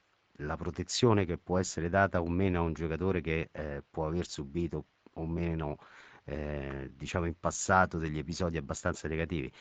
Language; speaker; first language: Italian; native; Italian